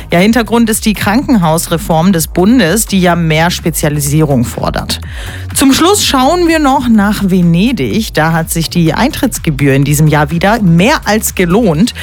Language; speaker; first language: German; native; German